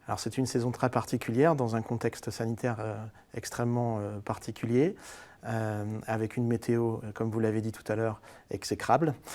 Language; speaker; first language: French; native; French